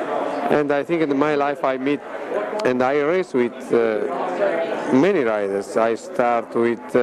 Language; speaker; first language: English; non-native, learner; Italian